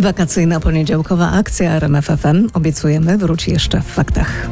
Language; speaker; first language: Polish; native; Polish